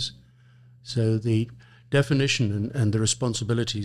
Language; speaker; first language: English; native; English